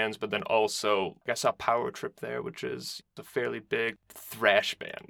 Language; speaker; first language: English; native; English